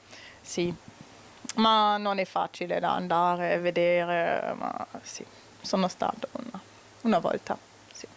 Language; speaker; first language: Italian; non-native, learner; German